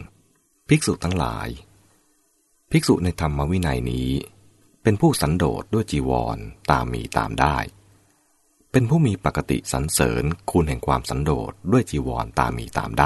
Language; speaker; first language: Thai; native; Thai